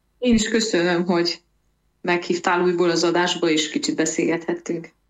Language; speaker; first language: Hungarian; native; Hungarian